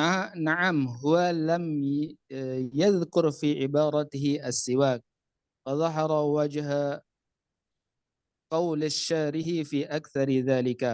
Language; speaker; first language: Arabic; non-native, fluent; Indonesian